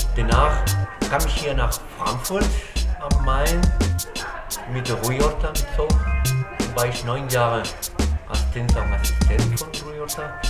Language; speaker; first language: German; non-native, fluent; Spanish